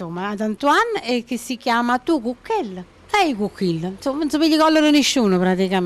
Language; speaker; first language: Italian; native; Italian